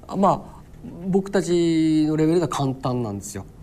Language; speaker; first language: Japanese; native; Japanese